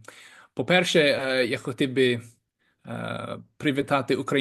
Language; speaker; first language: Ukrainian; non-native, fluent; English